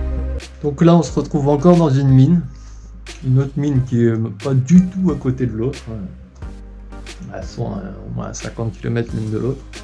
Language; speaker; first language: French; native; French